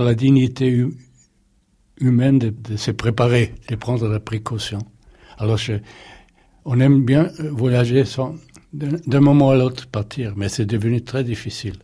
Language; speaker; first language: French; non-native, fluent; German